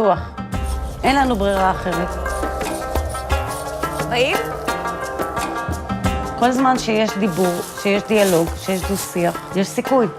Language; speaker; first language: Hebrew; native; Hebrew